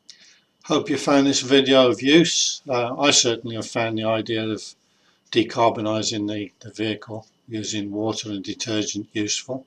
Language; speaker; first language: English; native; English